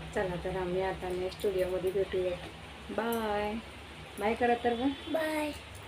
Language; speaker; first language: Marathi; non-native, local second language; Kannada